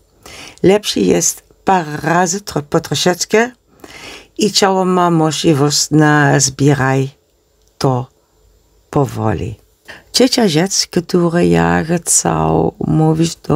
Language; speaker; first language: Polish; non-native, learner; Dutch